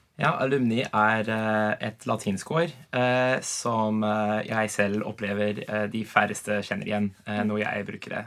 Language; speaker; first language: Norwegian; non-native, fluent; English